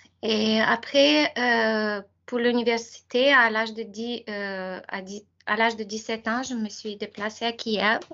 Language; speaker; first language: French; non-native, fluent; Ukrainian